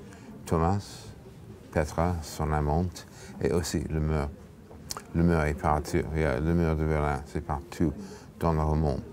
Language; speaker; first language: French; non-native, fluent; English